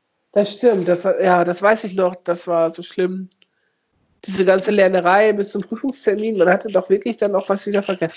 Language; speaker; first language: German; native; German